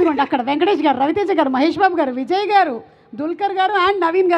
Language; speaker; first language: Telugu; native; Telugu